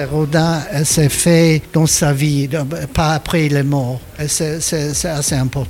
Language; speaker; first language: French; non-native, learner; English